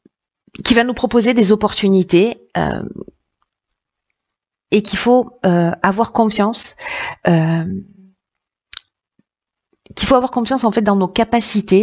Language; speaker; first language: French; native; French